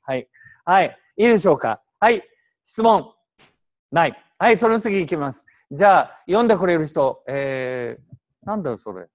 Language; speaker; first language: Japanese; native; Japanese